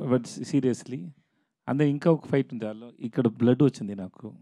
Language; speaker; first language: Telugu; non-native, learner; Tamil